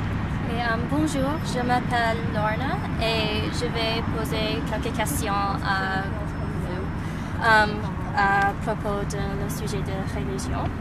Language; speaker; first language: French; non-native, learner; English